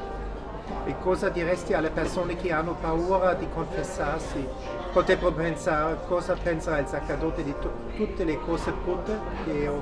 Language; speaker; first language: Italian; non-native, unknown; German